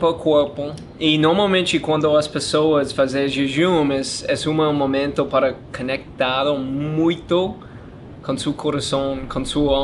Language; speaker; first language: Portuguese; non-native, learner; English